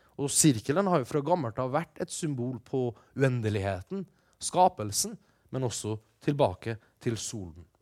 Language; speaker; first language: Norwegian; early bilingual, other home language; Persian